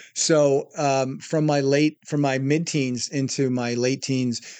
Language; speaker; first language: English; native; English